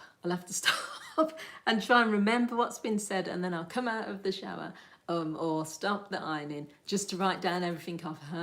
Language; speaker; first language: English; native; English